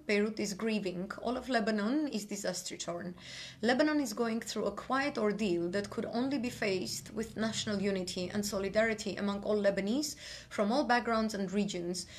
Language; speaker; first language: English; non-native, fluent; Armenian